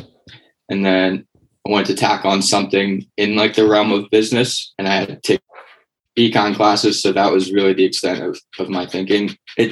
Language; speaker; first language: English; native; English